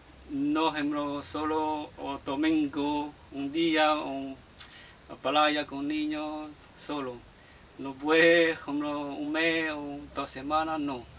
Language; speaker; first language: Spanish; non-native, learner; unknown